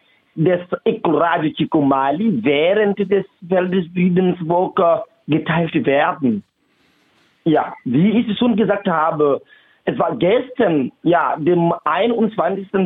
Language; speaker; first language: German; non-native, fluent; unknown